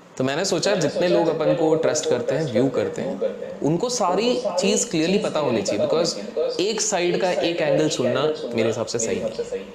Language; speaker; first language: Hindi; native; Hindi